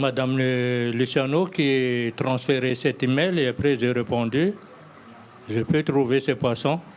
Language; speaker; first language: French; non-native, local second language; Malagasy